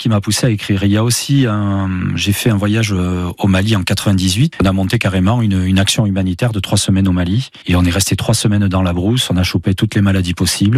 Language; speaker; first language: French; native; French